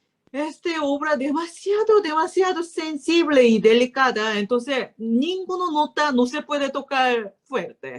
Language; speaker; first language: Spanish; non-native, learner; Korean